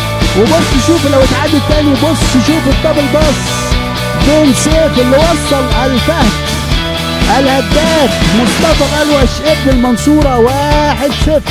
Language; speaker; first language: Arabic; native; Arabic